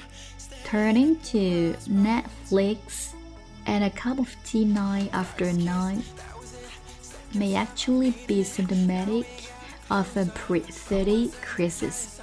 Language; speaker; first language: English; non-native, fluent; Chinese